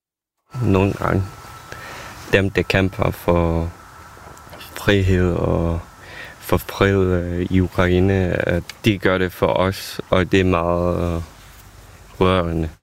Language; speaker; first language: Danish; non-native, fluent; Ukrainian